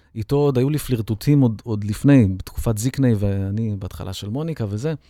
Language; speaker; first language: Hebrew; native; Hebrew